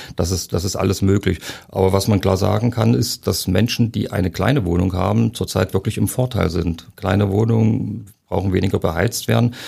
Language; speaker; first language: German; native; German